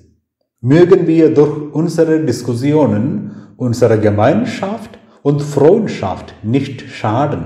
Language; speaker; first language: German; non-native, fluent; Malayalam